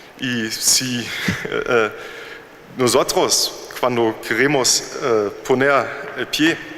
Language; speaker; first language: Spanish; non-native, fluent; German